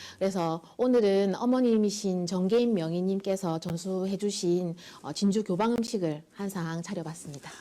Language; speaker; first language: Korean; native; Korean